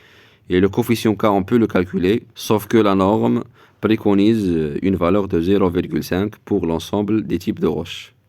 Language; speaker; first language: French; non-native, local second language; Arabic